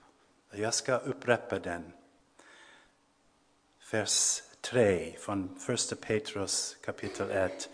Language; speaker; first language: Swedish; non-native, fluent; English